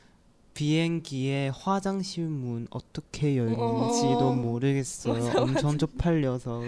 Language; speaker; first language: Korean; non-native, learner; Chinese